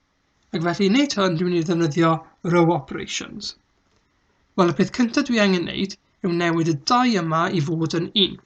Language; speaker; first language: Welsh; native; Welsh